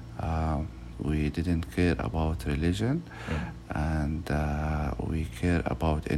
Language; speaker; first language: English; non-native, learner; Arabic